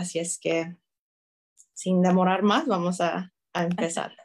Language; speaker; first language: Spanish; early bilingual, heritage; Spanish